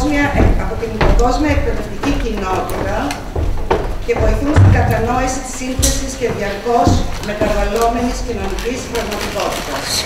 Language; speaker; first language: Greek; native; Greek